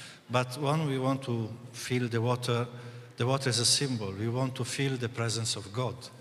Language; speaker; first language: English; non-native, fluent; Italian